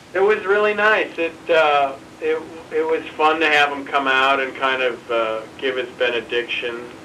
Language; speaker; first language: English; native; English